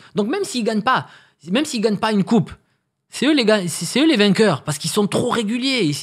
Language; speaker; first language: French; native; French